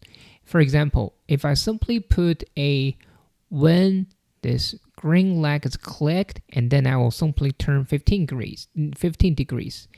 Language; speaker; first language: English; non-native, fluent; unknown